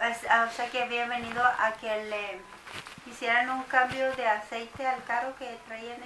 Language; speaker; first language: Spanish; native; Spanish